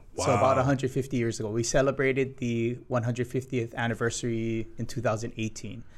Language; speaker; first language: English; native; English